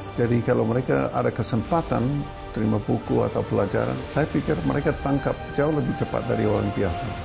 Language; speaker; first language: Indonesian; non-native, fluent; English